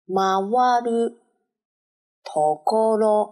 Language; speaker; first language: Japanese; non-native, learner; Chinese